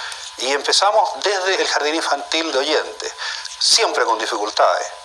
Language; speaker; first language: Spanish; native; Spanish